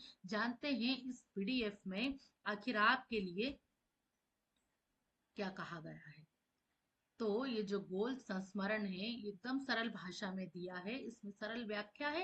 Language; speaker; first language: Hindi; native; Hindi